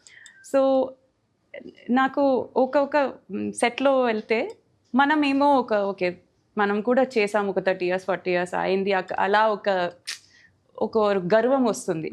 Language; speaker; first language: Telugu; non-native, fluent; Tamil